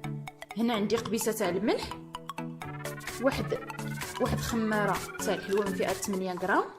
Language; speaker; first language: Arabic; native; Arabic